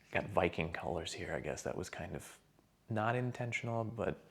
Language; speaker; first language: English; native; English